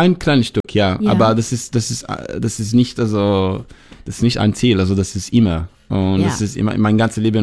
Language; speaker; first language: German; non-native, learner; Hebrew